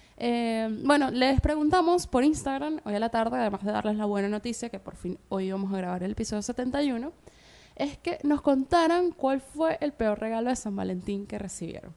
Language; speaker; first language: Spanish; native; Spanish